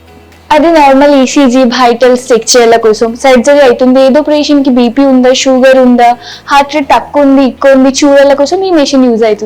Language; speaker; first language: Telugu; non-native, learner; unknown